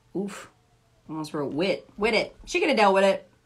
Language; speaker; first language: English; native; English